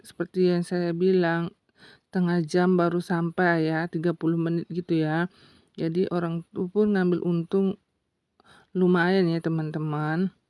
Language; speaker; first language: Indonesian; non-native, local second language; Buginese